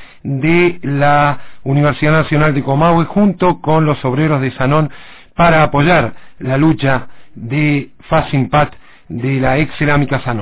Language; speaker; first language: Spanish; native; Spanish